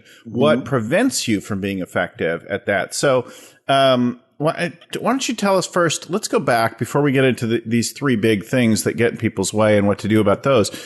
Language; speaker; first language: English; native; English